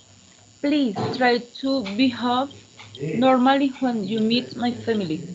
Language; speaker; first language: English; non-native, learner; Spanish